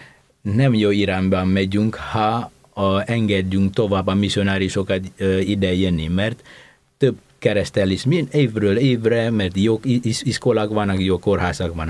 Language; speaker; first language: Hungarian; non-native, fluent; Indonesian